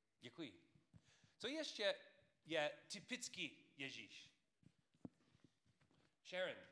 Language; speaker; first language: Czech; non-native, fluent; English